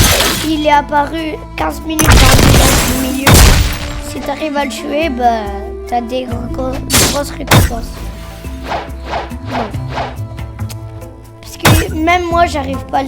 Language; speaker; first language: French; native; French